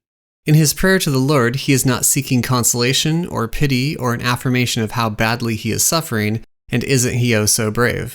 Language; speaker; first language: English; native; English